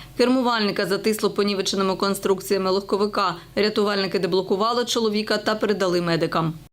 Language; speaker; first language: Ukrainian; native; Ukrainian